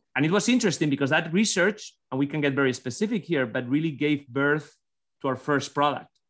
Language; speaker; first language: English; non-native, fluent; Spanish